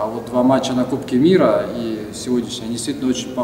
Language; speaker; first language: Russian; native; Russian